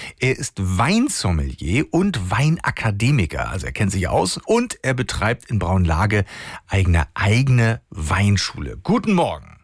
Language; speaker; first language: German; native; German